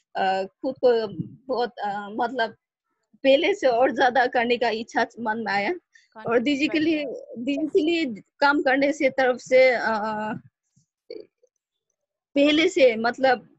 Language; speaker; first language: Hindi; non-native, local second language; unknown